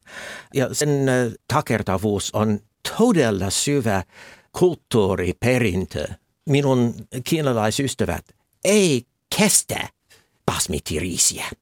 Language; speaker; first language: Finnish; non-native, fluent; English